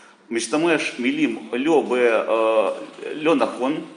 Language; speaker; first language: Hebrew; non-native, learner; Russian